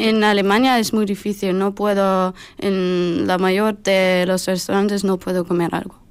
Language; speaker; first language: Spanish; non-native, learner; German